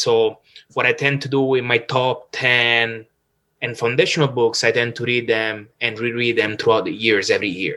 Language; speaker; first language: English; non-native, fluent; Italian